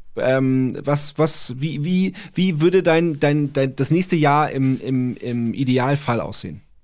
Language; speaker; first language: German; native; German